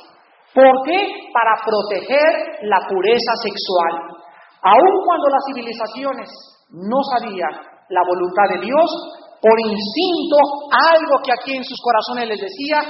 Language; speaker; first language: Spanish; native; Spanish